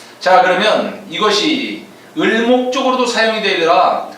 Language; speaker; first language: Korean; native; Korean